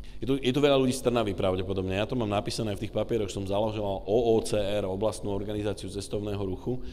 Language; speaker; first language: Slovak; native; Slovak